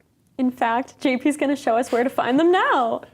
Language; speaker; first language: English; native; English